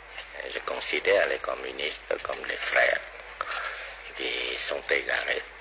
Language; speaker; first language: French; non-native, local second language; Vietnamese